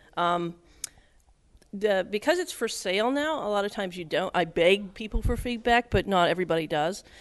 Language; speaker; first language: English; native; English